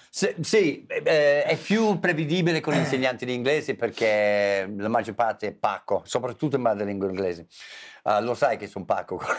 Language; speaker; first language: Italian; non-native, fluent; English